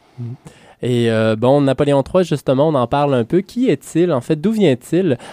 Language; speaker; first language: French; native; French